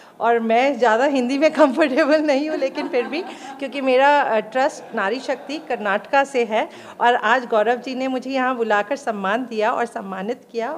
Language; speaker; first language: Hindi; non-native, local second language; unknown